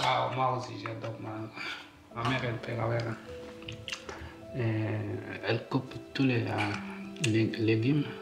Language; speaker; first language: French; non-native, learner; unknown